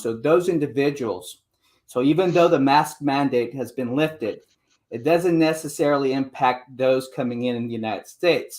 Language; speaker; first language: English; native; English